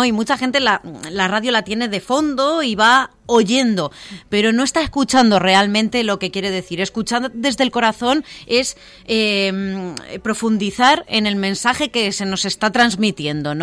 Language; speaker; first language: Spanish; native; Spanish